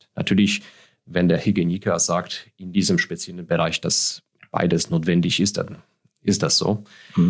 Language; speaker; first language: German; non-native, fluent; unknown